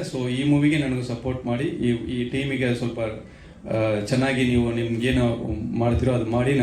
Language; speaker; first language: Kannada; non-native, learner; Tamil